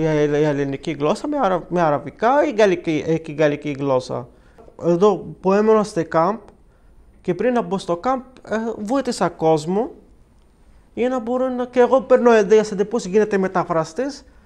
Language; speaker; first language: Greek; non-native, learner; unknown